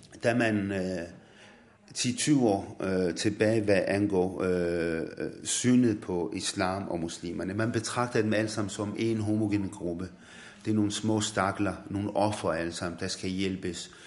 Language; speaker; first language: Swedish; non-native, fluent; Arabic